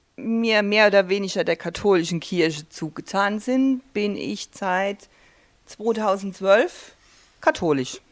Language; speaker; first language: German; native; German